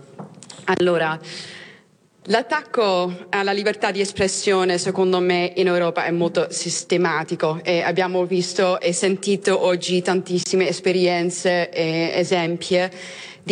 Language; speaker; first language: Italian; non-native, fluent; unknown